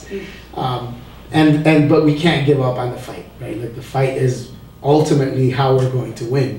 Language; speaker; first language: English; early bilingual, other home language; Spanish